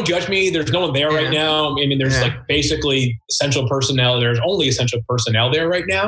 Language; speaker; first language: English; native; English